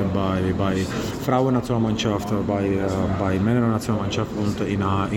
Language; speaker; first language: German; non-native, learner; Czech